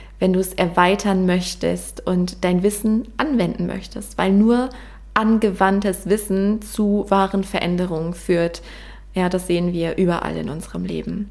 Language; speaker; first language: German; native; German